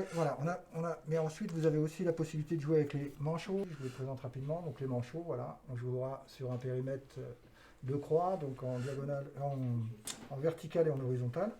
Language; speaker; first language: French; native; French